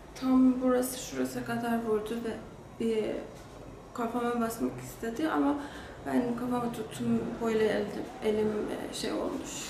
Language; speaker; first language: Turkish; non-native, learner; Persian